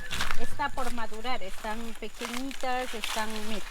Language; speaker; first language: Spanish; native; Spanish